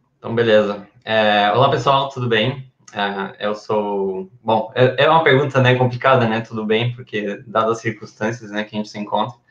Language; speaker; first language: Portuguese; non-native, fluent; Spanish